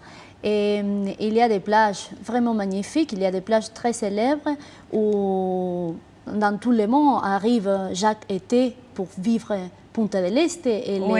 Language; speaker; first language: French; non-native, fluent; Spanish